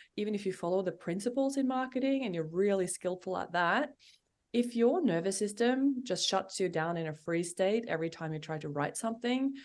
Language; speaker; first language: English; non-native, fluent; Norwegian